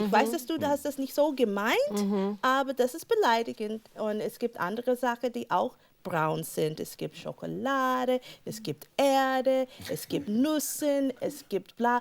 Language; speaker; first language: German; non-native, fluent; English